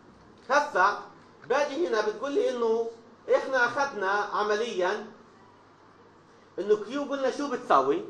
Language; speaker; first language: Arabic; native; Arabic